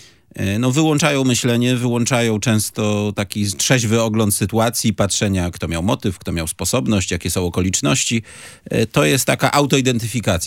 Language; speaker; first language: Polish; native; Polish